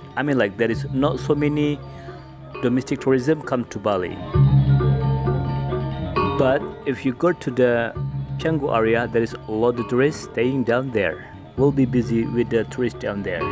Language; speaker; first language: English; non-native, local second language; Indonesian